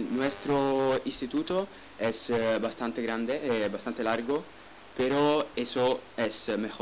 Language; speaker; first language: Spanish; non-native, learner; Italian